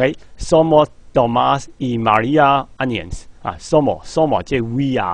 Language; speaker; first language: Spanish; non-native, fluent; Cantonese